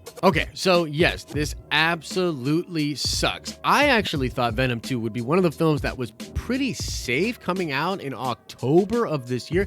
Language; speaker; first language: English; native; English